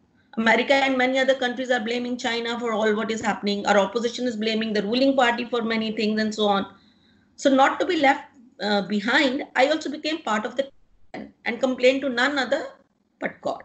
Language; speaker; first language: English; non-native, local second language; Punjabi